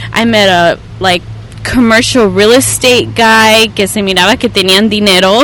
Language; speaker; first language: Spanish; early bilingual, heritage; Spanish